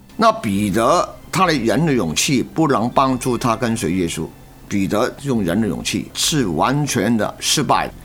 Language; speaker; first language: Chinese; non-native, local second language; Cantonese